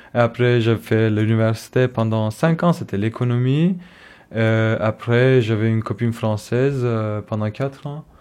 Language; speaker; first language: French; non-native, fluent; Turkish